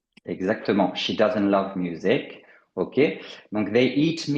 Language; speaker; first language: English; non-native, fluent; French